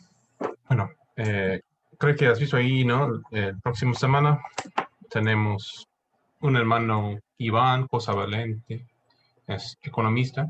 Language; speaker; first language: Spanish; non-native, fluent; English